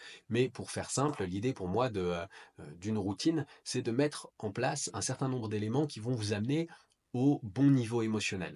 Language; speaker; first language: French; native; French